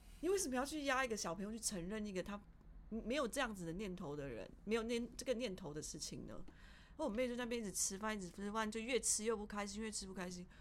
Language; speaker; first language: Chinese; early bilingual, heritage; Chinese